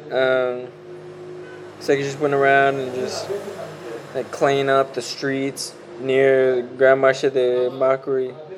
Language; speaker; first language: English; native; English